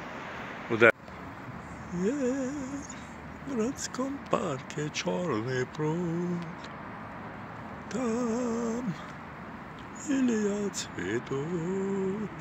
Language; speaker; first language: Russian; non-native, local second language; Chechen